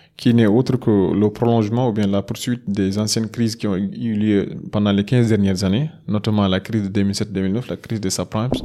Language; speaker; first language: French; non-native, local second language; Fula